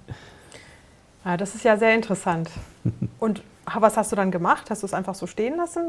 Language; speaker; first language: German; native; German